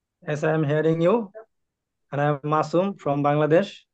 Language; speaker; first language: English; non-native, learner; Bangla